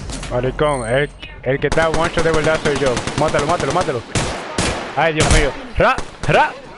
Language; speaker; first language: Spanish; native; Spanish